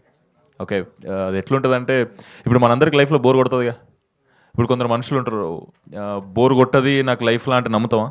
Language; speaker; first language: Telugu; native; Telugu